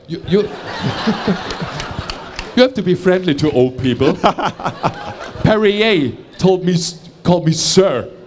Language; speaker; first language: English; non-native, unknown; German